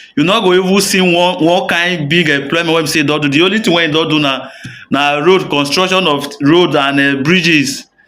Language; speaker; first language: Nigerian Pidgin; native; Nigerian Pidgin